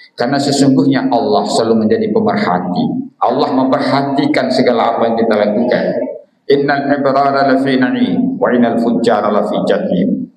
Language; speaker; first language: Malay; non-native, local second language; Minangkabau